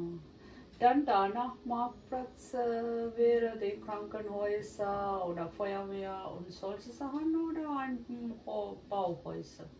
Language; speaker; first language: German; non-native, learner; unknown